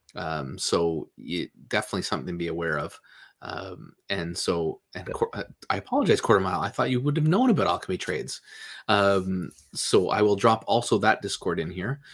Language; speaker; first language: English; native; English